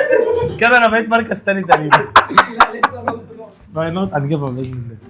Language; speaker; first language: Arabic; native; Arabic